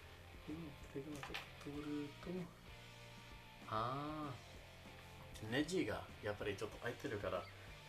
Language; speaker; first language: Japanese; non-native, learner; English